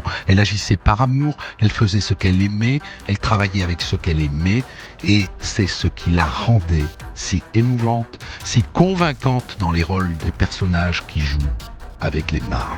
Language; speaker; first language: French; native; French